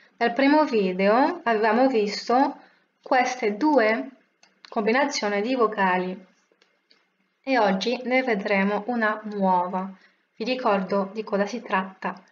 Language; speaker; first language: Italian; non-native, fluent; French